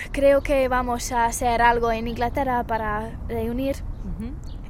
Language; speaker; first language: Spanish; non-native, fluent; English